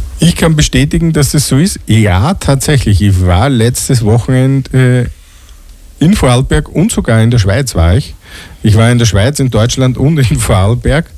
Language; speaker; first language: German; native; German